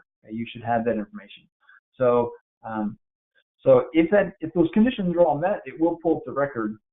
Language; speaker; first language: English; native; English